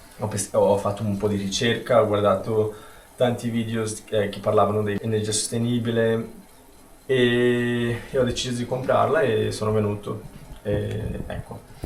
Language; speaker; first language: Italian; non-native, fluent; Portuguese